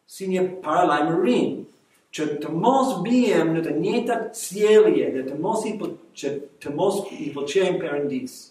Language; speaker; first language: Albanian; non-native, fluent; English